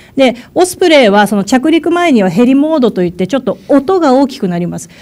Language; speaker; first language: Japanese; native; Japanese